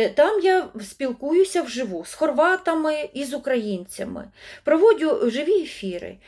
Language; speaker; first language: Ukrainian; non-native, local second language; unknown